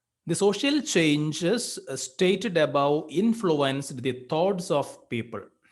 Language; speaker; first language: English; non-native, local second language; Malayalam